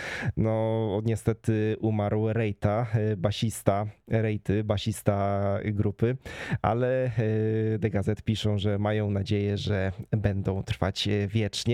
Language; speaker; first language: Polish; native; Polish